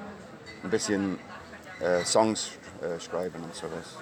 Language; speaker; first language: German; non-native, fluent; English